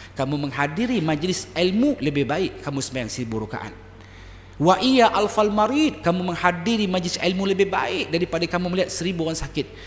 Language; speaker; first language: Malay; native; Malay